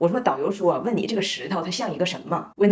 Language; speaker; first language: Chinese; native; Chinese